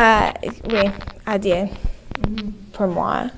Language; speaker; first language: French; non-native, learner; English